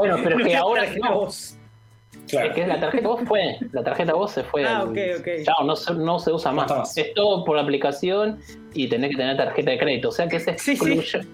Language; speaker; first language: Spanish; native; Spanish